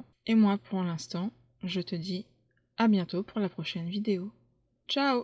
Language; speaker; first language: French; native; French